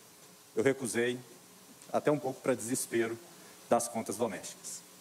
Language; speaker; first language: Portuguese; native; Portuguese